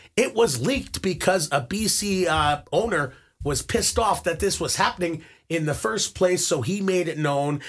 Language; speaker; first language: English; native; English